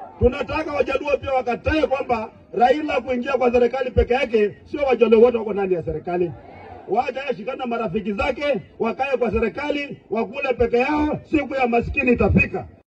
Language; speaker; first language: Swahili; non-native, local second language; Luyia